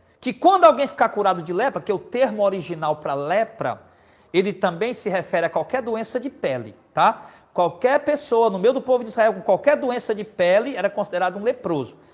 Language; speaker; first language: Portuguese; native; Portuguese